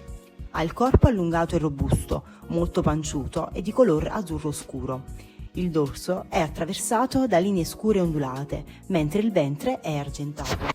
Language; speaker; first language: Italian; native; Italian